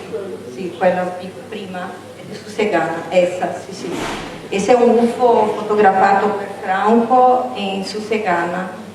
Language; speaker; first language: Italian; non-native, fluent; Portuguese